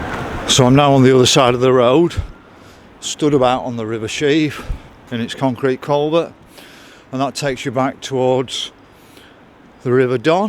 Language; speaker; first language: English; native; English